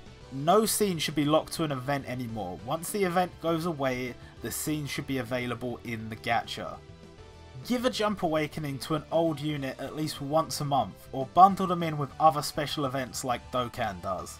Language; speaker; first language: English; native; English